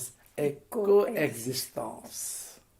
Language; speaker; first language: French; non-native, fluent; Hindi